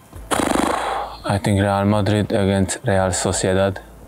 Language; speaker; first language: English; non-native, fluent; Hungarian